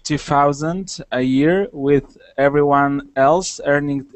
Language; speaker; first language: English; non-native, learner; Russian